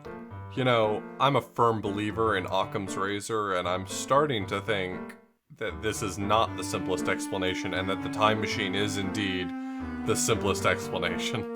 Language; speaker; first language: English; native; English